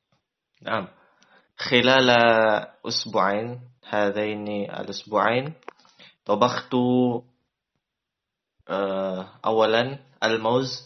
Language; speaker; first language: Arabic; non-native, learner; Indonesian